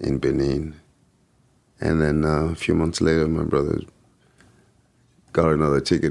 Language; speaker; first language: English; non-native, fluent; French